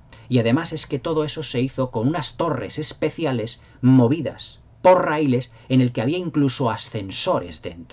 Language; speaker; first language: Spanish; native; Spanish